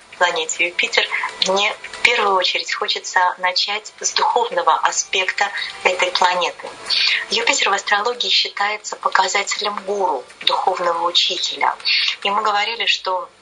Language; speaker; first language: Russian; native; Russian